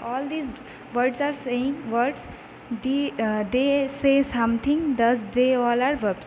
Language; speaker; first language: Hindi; native; Hindi